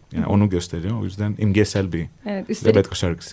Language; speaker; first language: Turkish; non-native, fluent; Greek